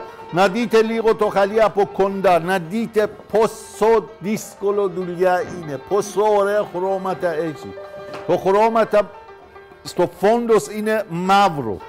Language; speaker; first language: Greek; non-native, learner; Persian